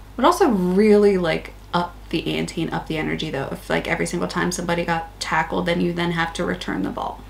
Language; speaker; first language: English; native; English